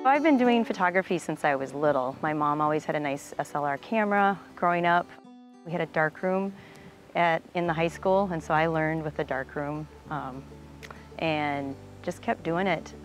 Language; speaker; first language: English; native; English